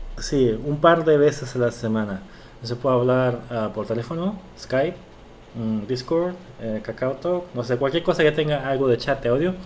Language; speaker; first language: Spanish; early bilingual, other home language; Korean